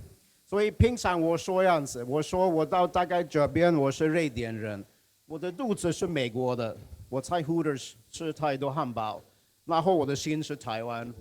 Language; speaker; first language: Chinese; non-native, fluent; Swedish